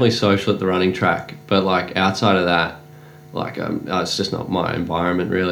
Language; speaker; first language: English; native; English